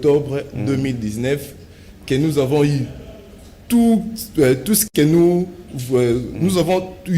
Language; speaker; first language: French; non-native, local second language; Lingala